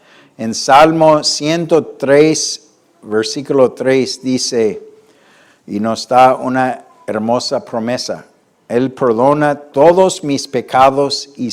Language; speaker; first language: Spanish; non-native, fluent; English